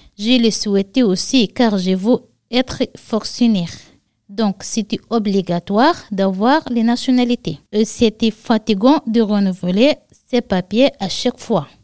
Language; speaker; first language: French; non-native, learner; Arabic